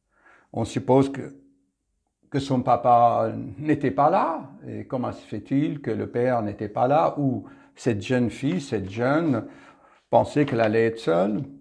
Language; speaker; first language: French; native; French